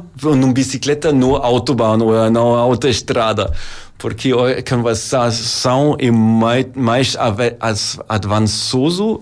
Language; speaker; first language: Portuguese; non-native, learner; German